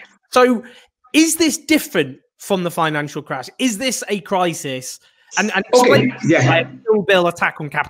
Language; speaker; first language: English; native; English